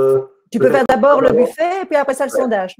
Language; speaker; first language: French; native; French